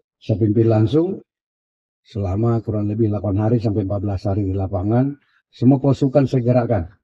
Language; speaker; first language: Indonesian; non-native, local second language; Buginese